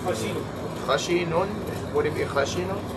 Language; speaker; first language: Arabic; early bilingual, heritage; Arabic